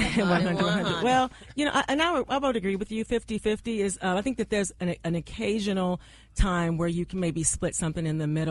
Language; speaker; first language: English; native; English